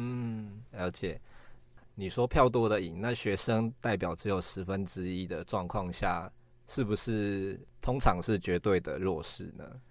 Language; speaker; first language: Chinese; native; Chinese